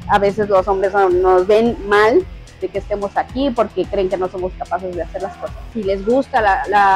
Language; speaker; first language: Spanish; native; Spanish